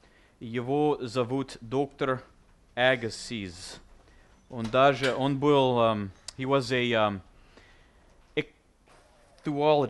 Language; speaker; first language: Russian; non-native, fluent; English